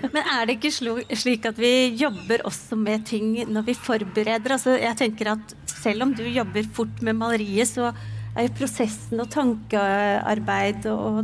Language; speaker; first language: Norwegian; native; Norwegian